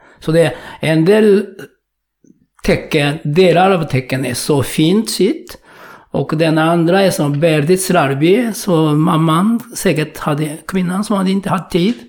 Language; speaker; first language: Swedish; non-native, fluent; Japanese